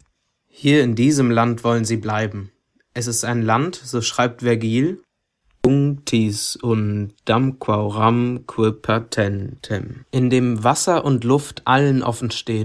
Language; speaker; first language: German; native; German